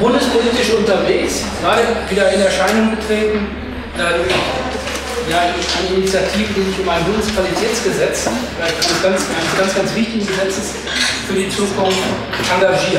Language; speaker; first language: German; native; German